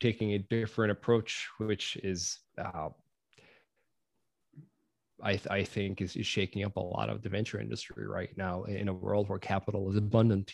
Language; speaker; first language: English; native; English